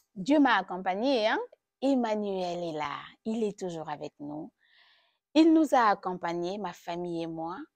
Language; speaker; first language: French; non-native, local second language; Lingala